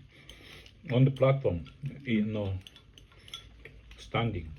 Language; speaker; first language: English; non-native, learner; Japanese